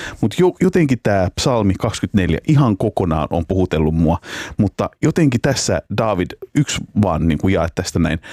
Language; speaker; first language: Finnish; native; Finnish